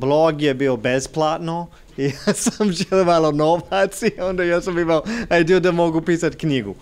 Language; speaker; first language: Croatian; non-native, learner; English